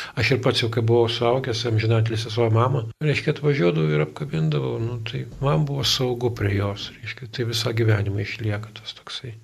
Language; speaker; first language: Lithuanian; native; Lithuanian